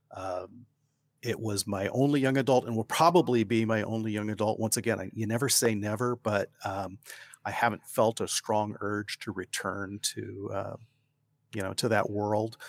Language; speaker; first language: English; native; English